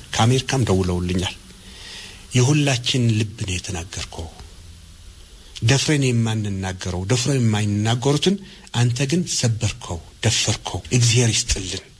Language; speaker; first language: Amharic; non-native, local second language; Tigrinya